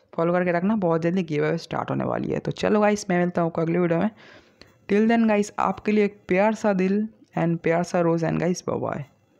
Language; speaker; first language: Hindi; non-native, local second language; Bangla